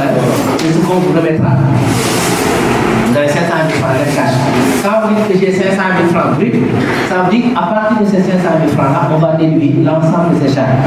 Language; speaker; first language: French; non-native, local second language; Wolof